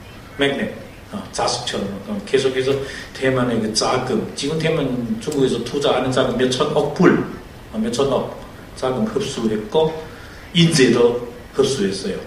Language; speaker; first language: Korean; non-native, fluent; Chinese